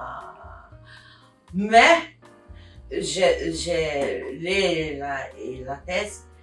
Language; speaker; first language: French; non-native, learner; Portuguese